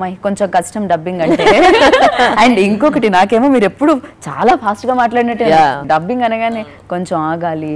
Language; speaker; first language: Telugu; native; Telugu